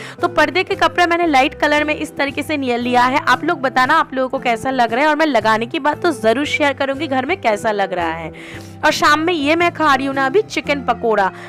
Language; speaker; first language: Hindi; non-native, local second language; Bangla